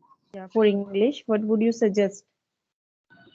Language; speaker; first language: English; non-native, fluent; Hindi